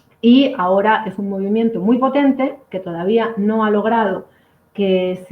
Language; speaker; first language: Spanish; native; Spanish